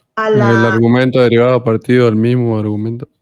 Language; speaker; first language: Spanish; native; Spanish